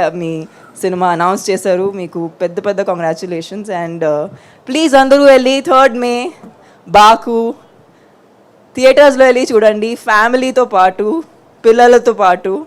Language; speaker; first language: Telugu; non-native, fluent; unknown